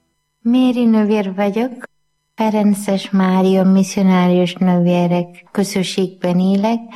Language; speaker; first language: Hungarian; non-native, learner; Malayalam